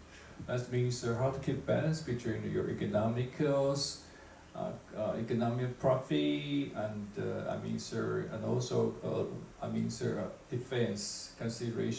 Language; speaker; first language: English; non-native, fluent; Chinese